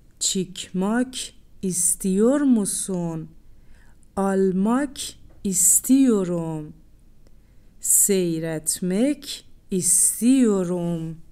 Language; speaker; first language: Turkish; non-native, fluent; Persian